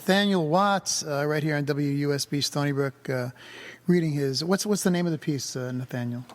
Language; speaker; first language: English; native; English